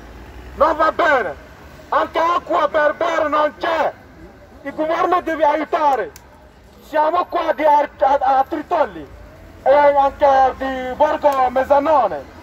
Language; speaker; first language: Italian; non-native, learner; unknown